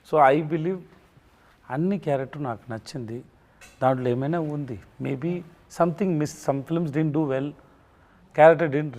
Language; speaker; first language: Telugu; non-native, learner; Tamil